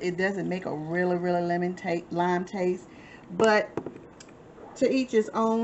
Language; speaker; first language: English; native; English